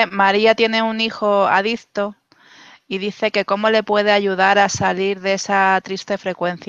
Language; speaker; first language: Spanish; native; Spanish